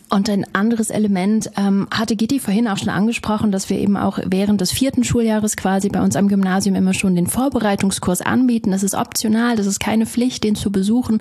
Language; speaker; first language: German; native; German